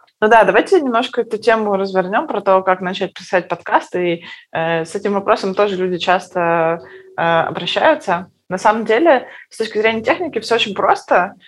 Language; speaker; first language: Russian; native; Russian